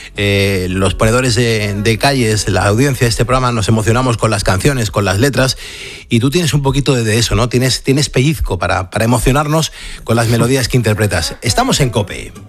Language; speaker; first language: Spanish; native; Spanish